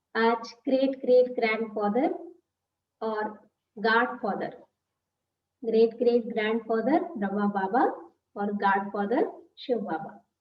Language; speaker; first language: Hindi; non-native, local second language; Telugu